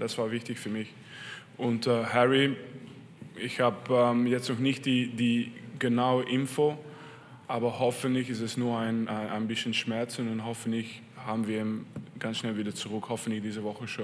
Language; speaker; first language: German; non-native, fluent; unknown